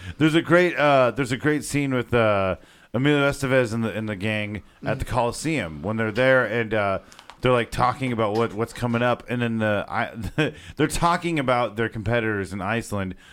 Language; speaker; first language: English; native; English